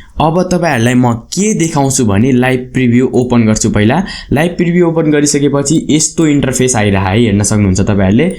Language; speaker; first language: Nepali; non-native, local second language; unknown